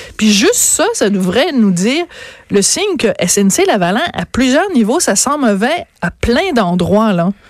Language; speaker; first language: French; native; French